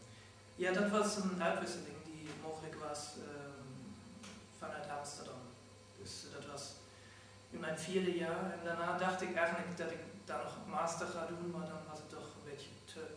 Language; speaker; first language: Dutch; non-native, fluent; German